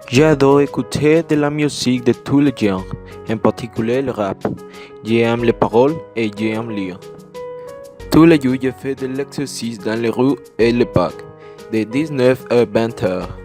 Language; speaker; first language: French; non-native, learner; Spanish